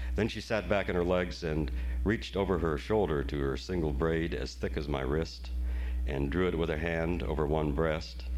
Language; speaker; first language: English; native; English